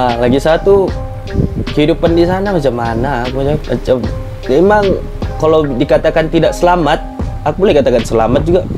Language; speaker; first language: Malay; native; Malay